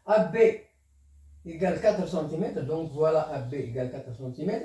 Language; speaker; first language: French; non-native, local second language; Arabic